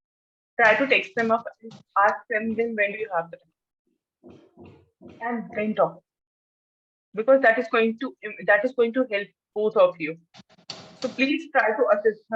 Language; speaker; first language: English; non-native, local second language; Hindi